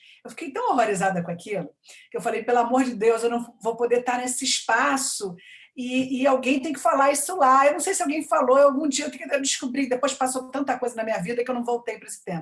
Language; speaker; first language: Portuguese; native; Portuguese